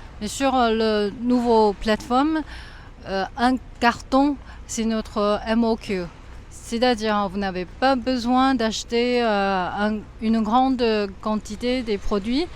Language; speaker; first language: French; non-native, fluent; Chinese